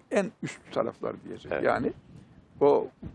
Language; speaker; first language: Turkish; native; Turkish